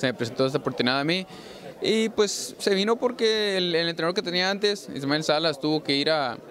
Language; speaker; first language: Spanish; early bilingual, heritage; Spanish